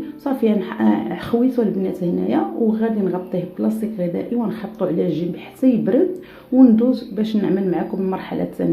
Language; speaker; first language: Arabic; native; Arabic